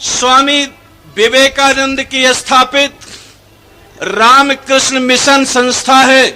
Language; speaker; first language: Hindi; non-native, fluent; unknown